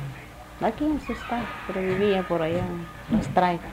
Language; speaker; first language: Spanish; non-native, local second language; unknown